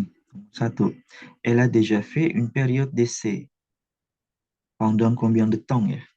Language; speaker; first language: French; non-native, fluent; Indonesian